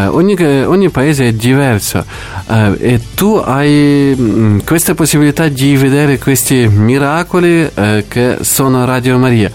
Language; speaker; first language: Italian; non-native, fluent; Ukrainian